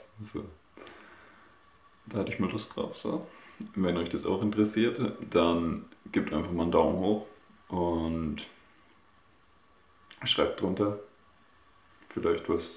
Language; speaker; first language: German; native; German